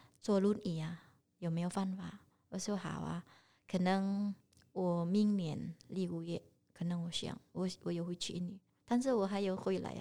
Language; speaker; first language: Chinese; non-native, learner; Indonesian